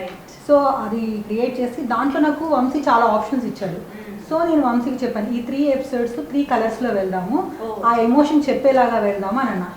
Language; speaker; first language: Telugu; native; Telugu